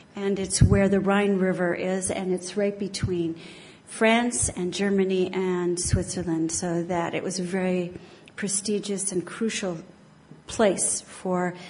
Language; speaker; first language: English; native; English